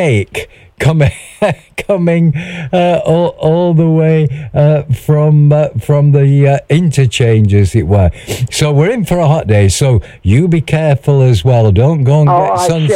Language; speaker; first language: English; native; English